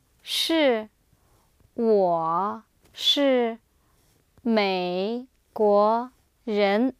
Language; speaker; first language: Chinese; non-native, learner; English